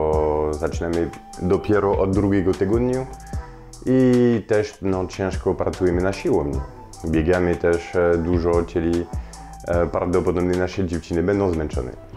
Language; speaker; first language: Polish; non-native, fluent; French